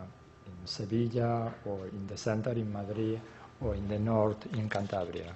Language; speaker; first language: English; non-native, learner; Spanish